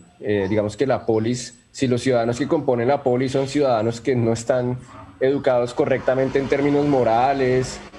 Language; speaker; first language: Spanish; native; Spanish